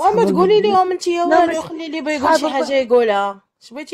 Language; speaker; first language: Arabic; native; Arabic